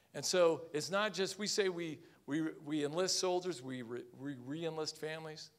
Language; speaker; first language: English; native; English